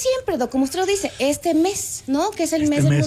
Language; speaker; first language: Spanish; native; Spanish